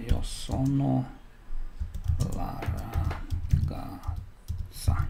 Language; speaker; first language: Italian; non-native, learner; Slovak